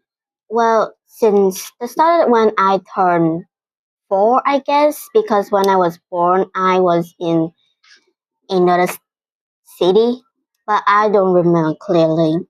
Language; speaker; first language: English; non-native, fluent; Vietnamese